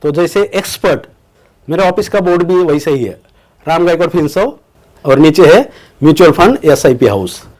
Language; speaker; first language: Hindi; non-native, local second language; Marathi